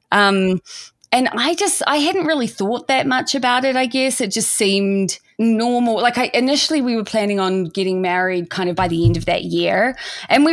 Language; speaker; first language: English; native; English